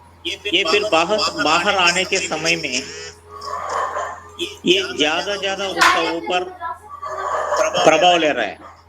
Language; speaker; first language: Hindi; non-native, local second language; Telugu